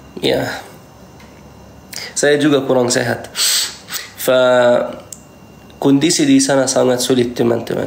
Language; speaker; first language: Indonesian; non-native, fluent; Arabic